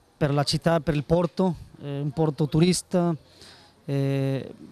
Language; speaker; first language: Italian; non-native, learner; Spanish